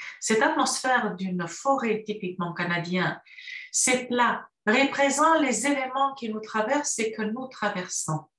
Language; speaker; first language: French; non-native, fluent; Romanian